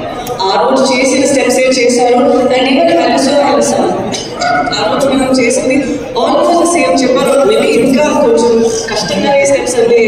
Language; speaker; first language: Telugu; non-native, local second language; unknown